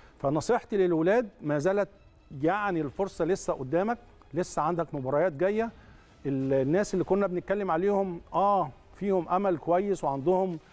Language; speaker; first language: Arabic; native; Arabic